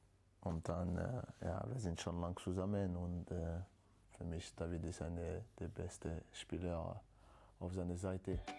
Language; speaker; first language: German; non-native, learner; French